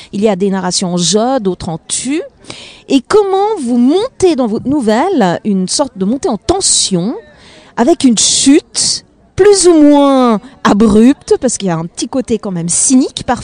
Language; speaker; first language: French; native; French